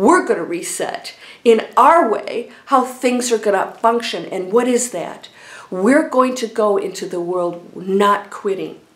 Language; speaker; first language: English; native; English